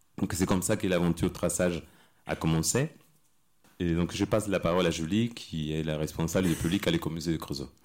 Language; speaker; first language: French; non-native, fluent; Spanish